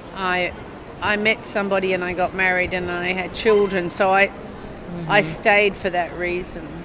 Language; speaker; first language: English; native; English